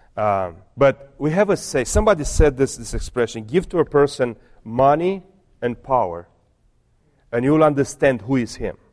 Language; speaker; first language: English; non-native, fluent; Romanian